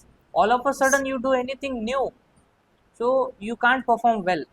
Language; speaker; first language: English; non-native, local second language; Kannada